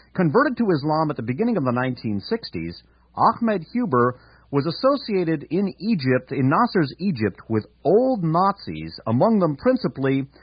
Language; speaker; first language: English; native; English